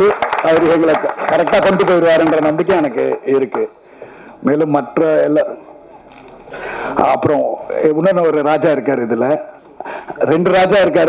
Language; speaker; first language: Tamil; native; Tamil